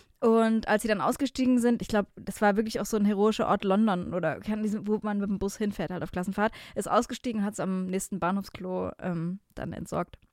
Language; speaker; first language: German; native; German